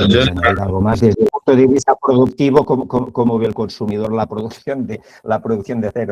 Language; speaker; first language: Spanish; native; Spanish